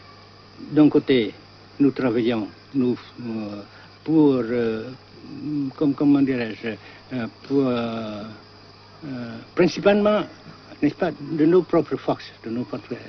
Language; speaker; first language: French; non-native, fluent; Vietnamese